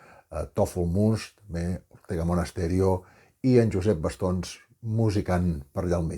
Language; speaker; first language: Catalan; native; Catalan